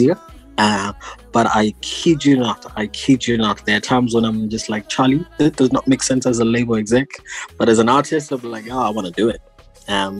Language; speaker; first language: English; non-native, local second language; Shona